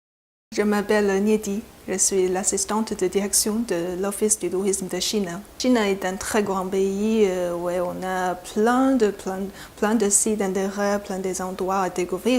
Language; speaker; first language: French; non-native, fluent; Chinese